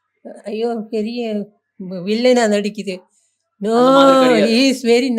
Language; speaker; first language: Tamil; non-native, learner; Malayalam